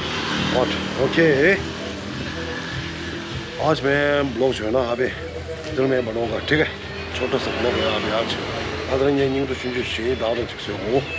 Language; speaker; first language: Hindi; non-native, local second language; Tibetan